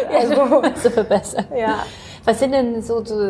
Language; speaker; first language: German; early bilingual, other home language; Polish